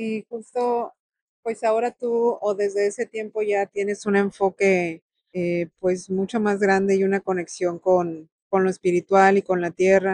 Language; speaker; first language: Spanish; native; Spanish